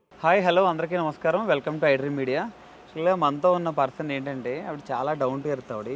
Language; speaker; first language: Telugu; native; Telugu